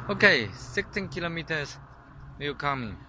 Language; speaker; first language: English; non-native, learner; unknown